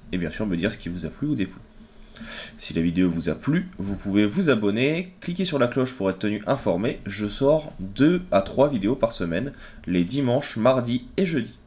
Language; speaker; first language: French; native; French